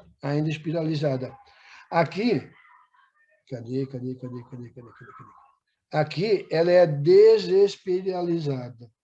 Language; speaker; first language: Portuguese; native; Portuguese